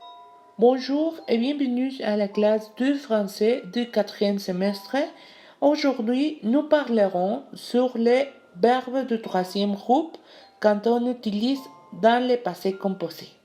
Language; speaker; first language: French; non-native, learner; Spanish